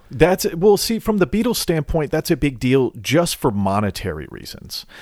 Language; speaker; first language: English; native; English